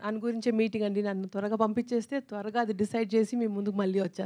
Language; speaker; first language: Telugu; native; Telugu